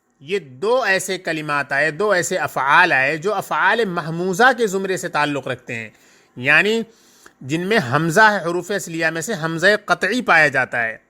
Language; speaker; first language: Urdu; native; Urdu